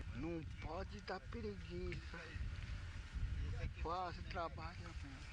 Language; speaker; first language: Portuguese; non-native, local second language; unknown